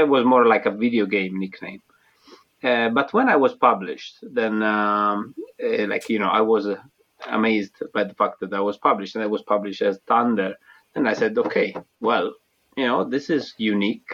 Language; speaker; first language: English; non-native, fluent; Italian